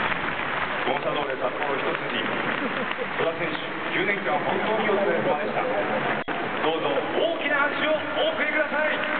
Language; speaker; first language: Japanese; native; Japanese